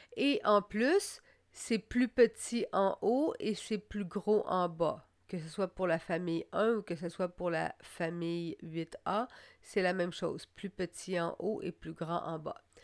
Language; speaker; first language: French; native; French